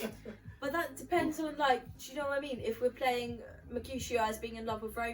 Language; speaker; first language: English; native; English